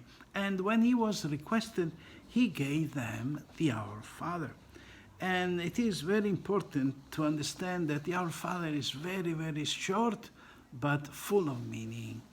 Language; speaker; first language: English; non-native, fluent; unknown